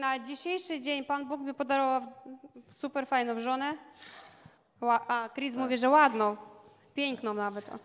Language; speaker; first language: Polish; non-native, learner; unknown